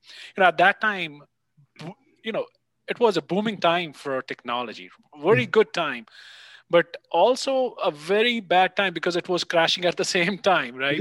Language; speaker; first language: English; non-native, local second language; Punjabi